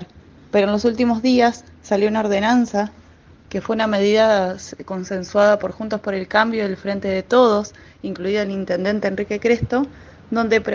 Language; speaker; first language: Spanish; native; Spanish